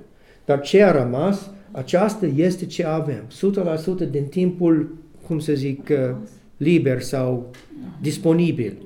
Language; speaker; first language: Romanian; non-native, learner; English